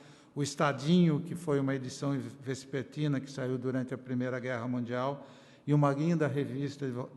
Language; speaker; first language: Portuguese; native; Portuguese